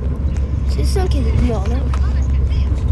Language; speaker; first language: French; native; French